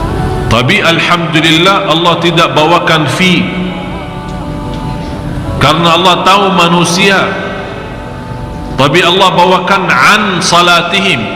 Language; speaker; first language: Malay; non-native, fluent; Arabic